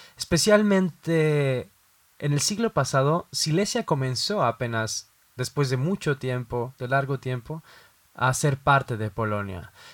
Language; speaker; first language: Spanish; native; Spanish